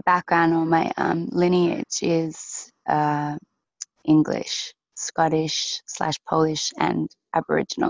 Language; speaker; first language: English; native; English